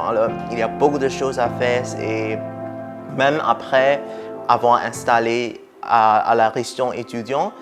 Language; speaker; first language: French; non-native, fluent; Burmese